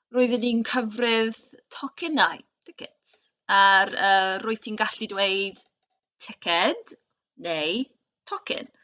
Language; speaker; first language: Welsh; non-native, learner; English